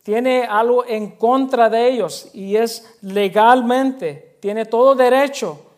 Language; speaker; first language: Spanish; early bilingual, heritage; Spanish